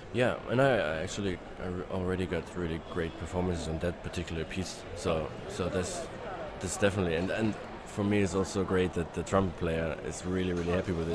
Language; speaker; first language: English; non-native, fluent; German